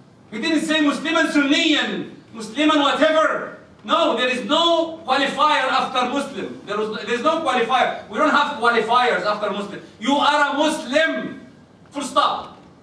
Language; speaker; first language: English; non-native, fluent; Arabic